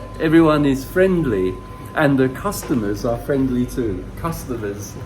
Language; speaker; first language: English; non-native, learner; Thai